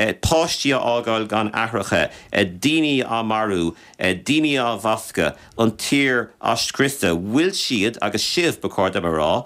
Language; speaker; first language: Irish; native; Irish